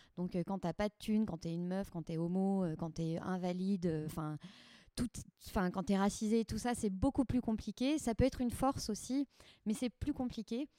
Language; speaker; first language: French; native; French